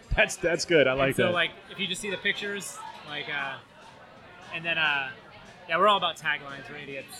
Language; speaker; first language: English; native; English